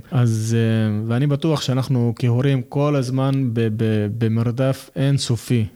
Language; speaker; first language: Hebrew; non-native, local second language; Arabic